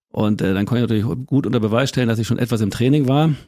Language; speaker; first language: German; native; German